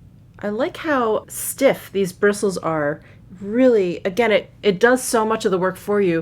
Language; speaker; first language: English; native; English